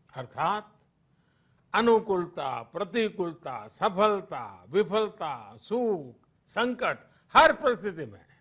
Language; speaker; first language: Hindi; non-native, local second language; Gujarati